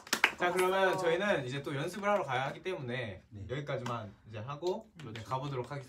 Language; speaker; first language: Korean; native; Korean